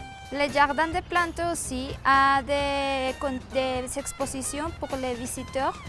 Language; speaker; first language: French; non-native, fluent; Spanish